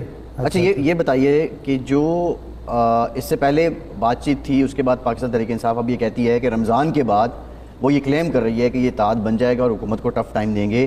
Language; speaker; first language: Urdu; native; Urdu